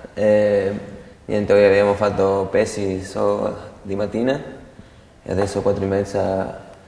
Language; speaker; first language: Italian; non-native, learner; Spanish